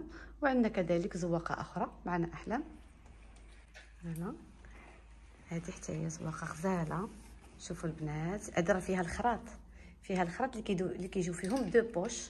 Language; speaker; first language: Arabic; native; Arabic